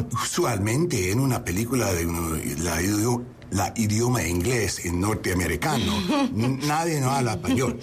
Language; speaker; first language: Spanish; non-native, learner; English